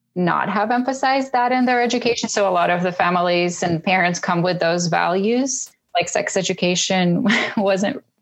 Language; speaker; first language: English; early bilingual, other home language; Russian